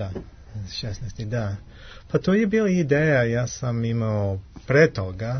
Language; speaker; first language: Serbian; non-native, learner; English